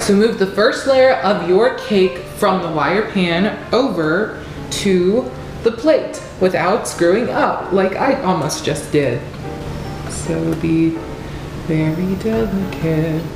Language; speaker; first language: English; native; English